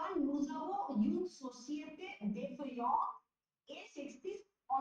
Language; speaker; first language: French; non-native, learner; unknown